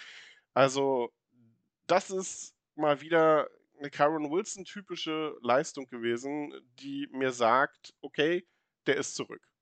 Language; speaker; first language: German; native; German